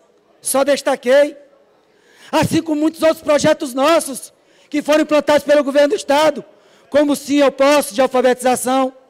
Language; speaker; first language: Portuguese; native; Portuguese